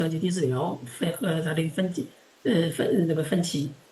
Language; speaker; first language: Chinese; non-native, local second language; Indonesian